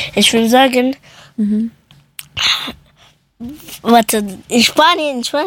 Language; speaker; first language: German; early bilingual, other home language; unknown